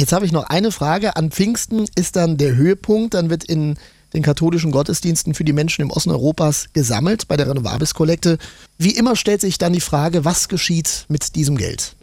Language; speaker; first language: German; native; German